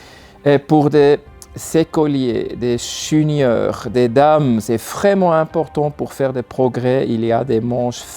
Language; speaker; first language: French; non-native, learner; German